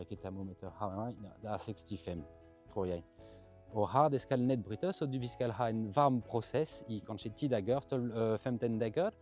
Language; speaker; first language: Norwegian; non-native, fluent; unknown